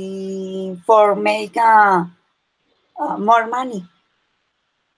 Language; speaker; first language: English; non-native, learner; Spanish